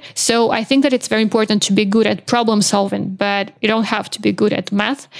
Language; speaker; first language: English; non-native, fluent; Belarusian